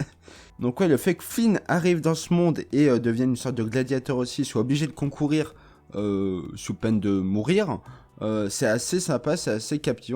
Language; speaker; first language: French; native; French